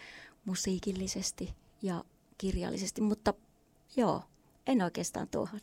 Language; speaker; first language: Finnish; native; Finnish